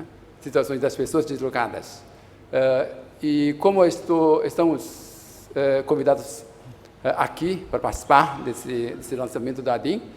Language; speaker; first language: Portuguese; non-native, fluent; Japanese